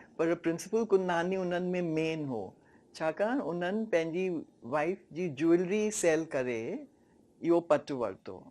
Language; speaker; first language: Sindhi; native; Sindhi